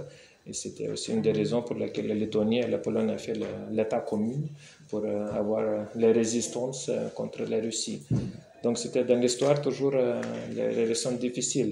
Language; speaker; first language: French; non-native, fluent; Lithuanian